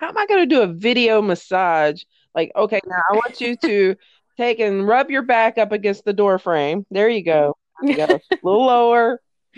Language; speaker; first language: English; native; English